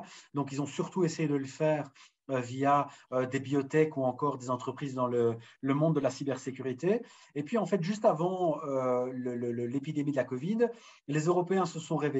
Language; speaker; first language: French; native; French